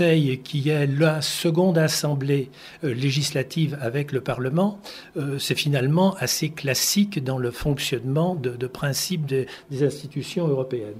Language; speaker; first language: French; native; French